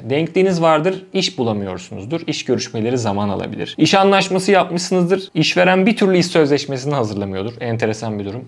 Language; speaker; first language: Turkish; native; Turkish